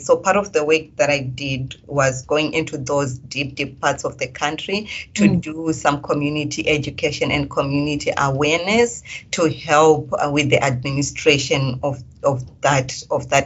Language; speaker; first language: English; non-native, local second language; Shona